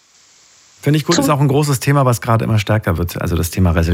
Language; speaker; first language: German; native; German